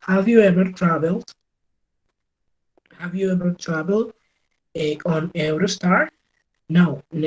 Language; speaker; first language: English; non-native, learner; Spanish